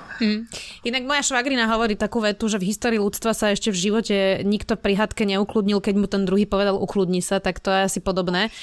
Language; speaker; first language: Slovak; native; Slovak